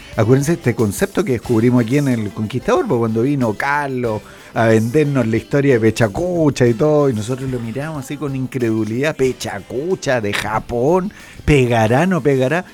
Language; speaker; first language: Spanish; native; Spanish